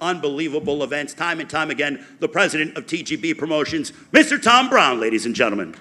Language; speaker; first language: English; native; English